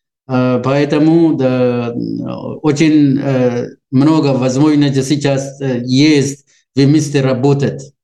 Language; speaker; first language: Russian; non-native, learner; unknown